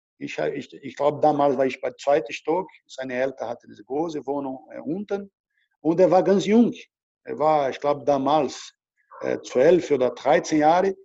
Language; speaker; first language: German; non-native, learner; Portuguese